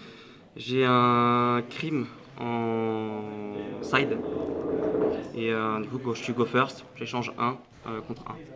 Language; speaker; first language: French; native; French